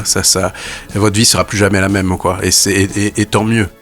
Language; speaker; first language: French; native; French